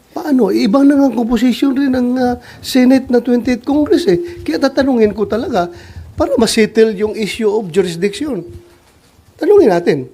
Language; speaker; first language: Filipino; native; Filipino